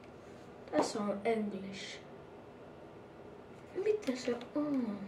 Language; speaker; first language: Finnish; early bilingual, other home language; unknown